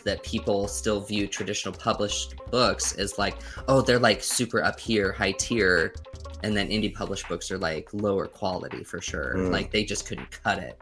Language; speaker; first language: English; native; English